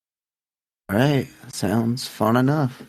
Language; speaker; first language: English; native; English